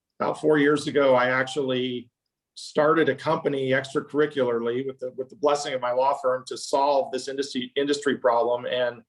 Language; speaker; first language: English; native; English